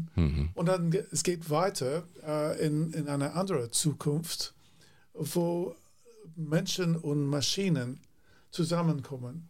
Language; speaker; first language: German; non-native, fluent; English